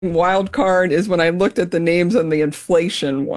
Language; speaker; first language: English; native; English